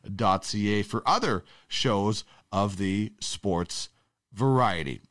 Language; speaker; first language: English; native; English